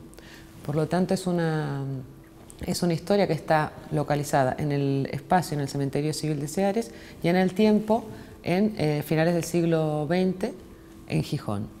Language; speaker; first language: Spanish; native; Spanish